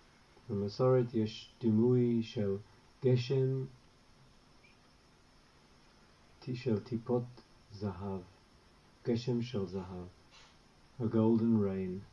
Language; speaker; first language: Hebrew; non-native, fluent; English